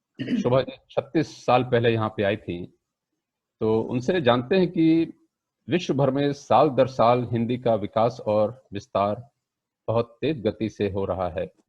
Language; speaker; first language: Hindi; native; Hindi